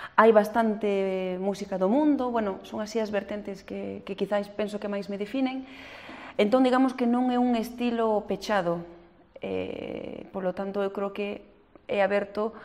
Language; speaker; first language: Galician; early bilingual, heritage; French